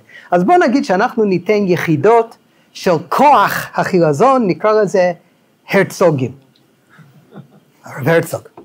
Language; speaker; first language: Hebrew; non-native, fluent; English